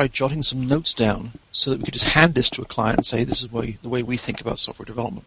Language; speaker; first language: English; native; English